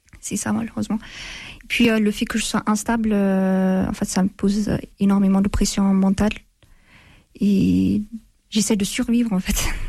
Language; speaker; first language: French; non-native, fluent; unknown